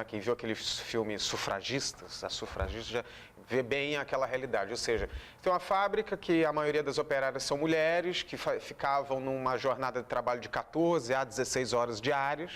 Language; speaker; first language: Portuguese; native; Portuguese